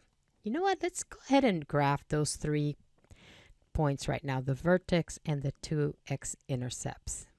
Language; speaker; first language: English; native; English